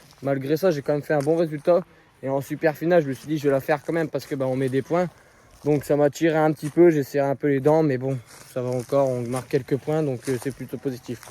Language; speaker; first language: French; native; French